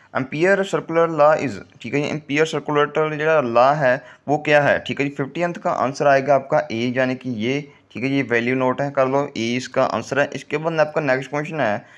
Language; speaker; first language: Hindi; non-native, local second language; Punjabi